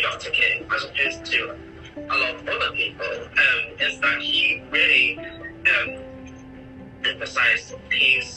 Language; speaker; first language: English; native; English